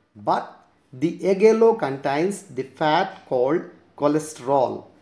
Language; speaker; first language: English; non-native, local second language; Telugu